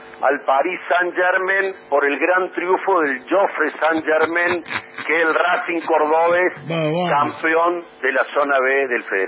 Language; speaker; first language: Spanish; native; Spanish